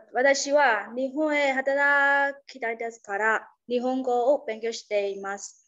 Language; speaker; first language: Japanese; non-native, learner; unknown